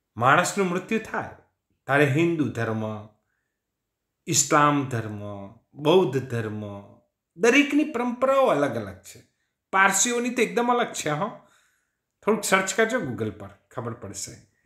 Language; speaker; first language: Gujarati; native; Gujarati